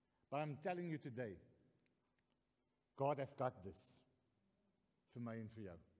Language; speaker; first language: English; non-native, local second language; Afrikaans